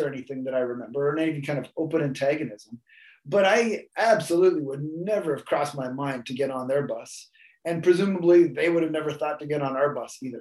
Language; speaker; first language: English; native; English